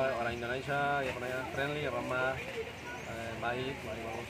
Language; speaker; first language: Indonesian; non-native, learner; Spanish